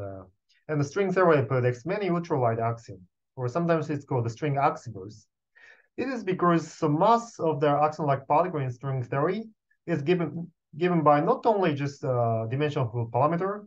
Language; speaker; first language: English; non-native, fluent; Japanese